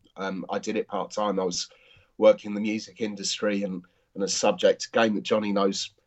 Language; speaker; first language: English; native; English